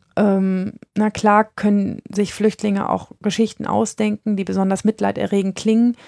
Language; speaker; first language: German; native; German